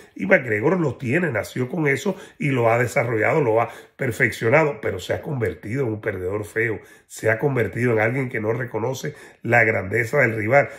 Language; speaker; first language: Spanish; native; Spanish